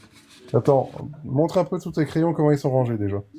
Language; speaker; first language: French; native; French